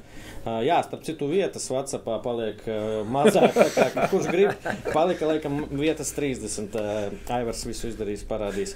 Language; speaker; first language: Latvian; native; Latvian